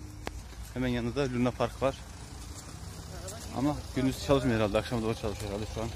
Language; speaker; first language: Turkish; native; Turkish